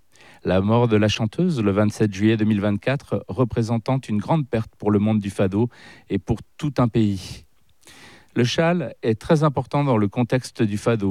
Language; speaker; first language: French; native; French